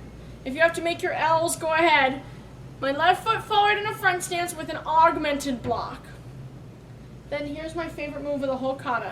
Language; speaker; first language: English; native; English